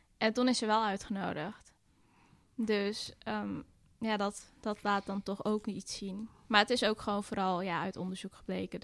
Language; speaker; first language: Dutch; early bilingual, other home language; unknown